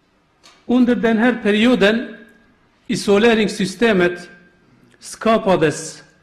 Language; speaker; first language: Swedish; non-native, learner; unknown